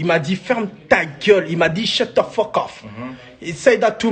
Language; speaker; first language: English; non-native, learner; French